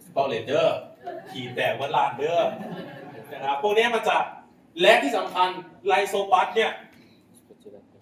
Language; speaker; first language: Thai; non-native, local second language; Lao